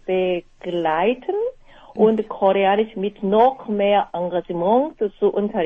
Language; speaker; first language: German; non-native, fluent; Korean